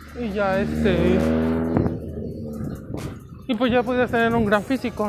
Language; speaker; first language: Spanish; native; Spanish